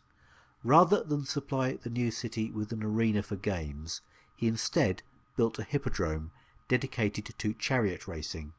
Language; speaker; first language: English; native; English